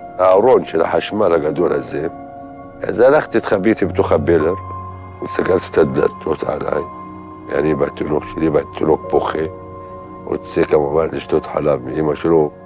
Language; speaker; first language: Hebrew; non-native, local second language; Arabic